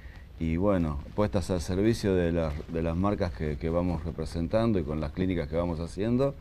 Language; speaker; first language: Spanish; native; Spanish